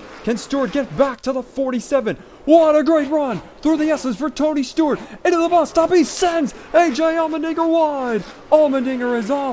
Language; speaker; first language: English; native; English